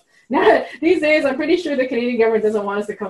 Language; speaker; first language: English; non-native, fluent; French